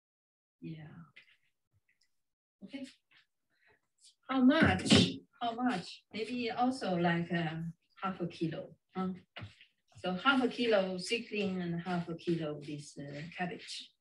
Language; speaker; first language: English; non-native, fluent; Chinese